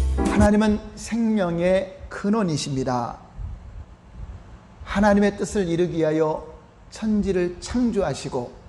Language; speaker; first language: Korean; native; Korean